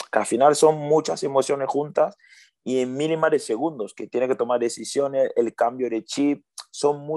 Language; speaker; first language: Spanish; early bilingual, other home language; French